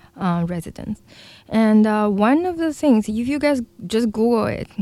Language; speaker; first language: English; non-native, fluent; Chinese